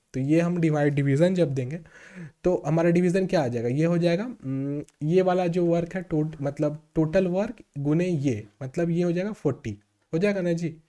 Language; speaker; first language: Hindi; native; Hindi